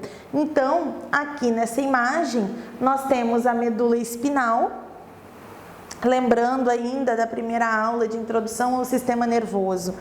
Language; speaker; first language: Portuguese; native; Portuguese